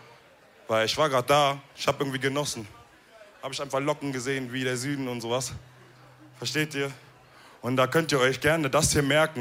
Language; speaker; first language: German; early bilingual, other home language; Wolof